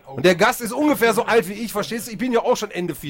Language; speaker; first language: German; native; German